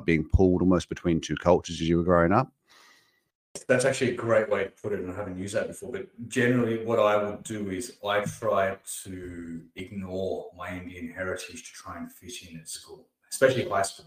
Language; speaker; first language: English; early bilingual, other home language; Punjabi